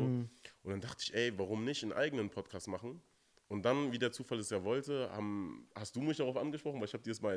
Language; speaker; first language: German; native; German